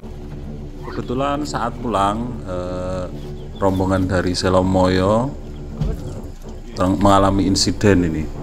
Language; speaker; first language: Indonesian; native; Indonesian